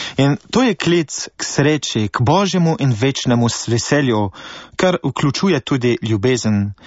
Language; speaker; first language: Slovenian; native; Slovenian